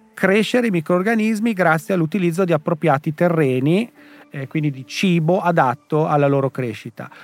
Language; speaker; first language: Italian; native; Italian